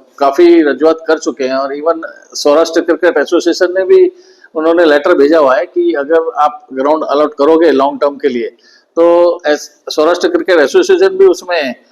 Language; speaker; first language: Hindi; non-native, local second language; Gujarati